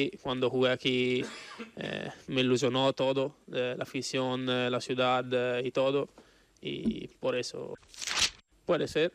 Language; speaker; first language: Spanish; non-native, fluent; Italian